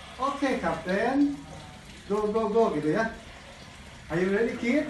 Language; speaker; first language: English; non-native, learner; Indonesian